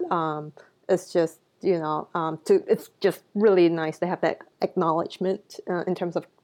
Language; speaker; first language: English; non-native, local second language; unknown